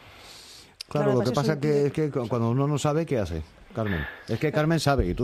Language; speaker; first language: Spanish; native; Spanish